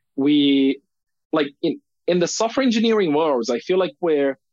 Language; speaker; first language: English; non-native, fluent; Portuguese